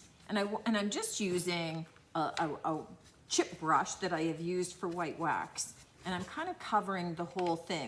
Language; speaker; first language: English; native; English